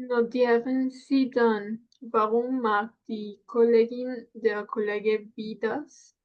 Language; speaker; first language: German; non-native, learner; Spanish